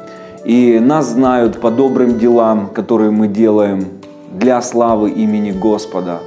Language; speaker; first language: Russian; native; Russian